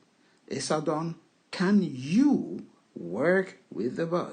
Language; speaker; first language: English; non-native, learner; French